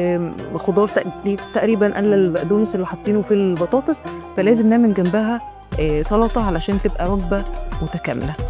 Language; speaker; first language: Arabic; native; Arabic